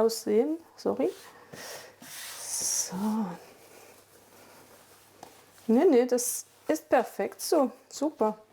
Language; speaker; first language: German; non-native, fluent; French